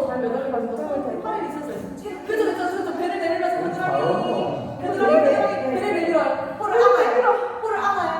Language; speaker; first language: Korean; native; Korean